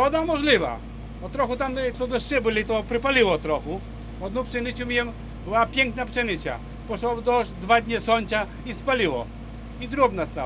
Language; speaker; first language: Polish; non-native, local second language; Ukrainian